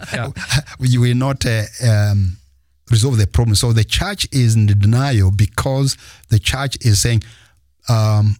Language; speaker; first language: English; non-native, local second language; Kinyarwanda